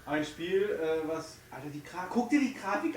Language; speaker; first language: German; native; German